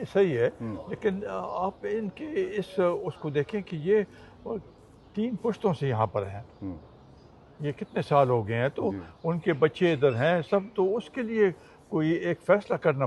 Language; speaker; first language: Urdu; non-native, local second language; Pashto